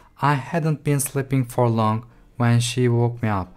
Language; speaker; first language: English; non-native, fluent; Turkish